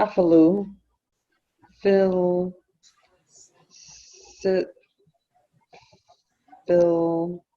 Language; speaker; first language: Arabic; non-native, learner; English